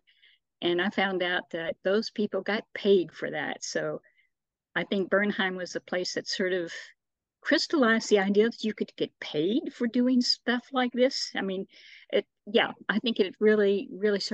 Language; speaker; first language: English; native; English